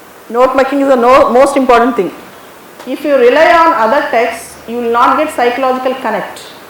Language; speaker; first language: English; non-native, local second language; Telugu